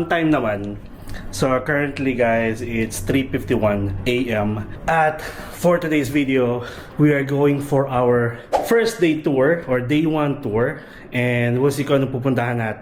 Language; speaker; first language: English; non-native, local second language; Filipino